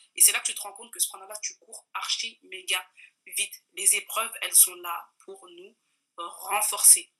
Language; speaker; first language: French; non-native, local second language; Bambara